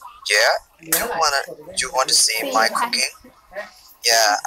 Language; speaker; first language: English; non-native, learner; Thai